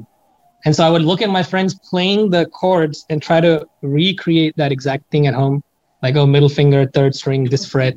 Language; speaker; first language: English; non-native, local second language; Hindi